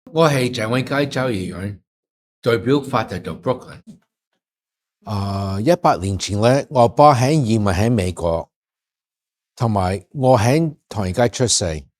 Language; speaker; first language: Cantonese; early bilingual, heritage; English